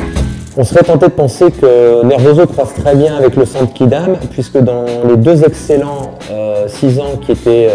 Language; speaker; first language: French; native; French